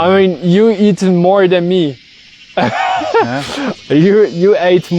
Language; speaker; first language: English; non-native, fluent; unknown